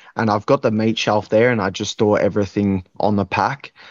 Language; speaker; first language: English; native; English